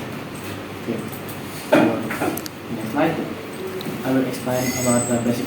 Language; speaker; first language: English; non-native, learner; Indonesian